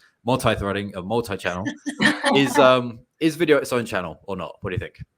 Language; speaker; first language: English; native; English